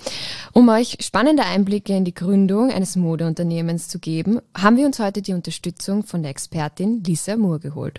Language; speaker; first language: German; native; German